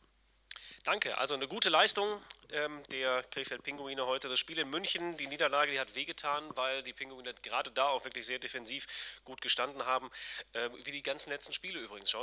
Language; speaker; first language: German; native; German